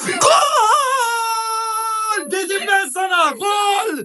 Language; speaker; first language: Turkish; native; Turkish